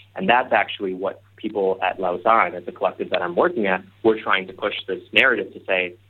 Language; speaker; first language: English; non-native, local second language; Cantonese